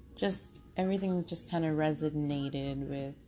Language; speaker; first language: English; early bilingual, other home language; Spanish